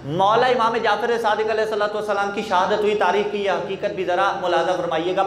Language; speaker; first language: Urdu; non-native, local second language; Punjabi